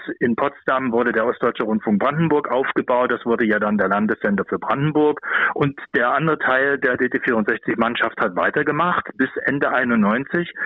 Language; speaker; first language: German; native; German